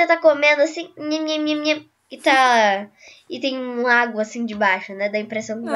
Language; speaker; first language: Portuguese; native; Portuguese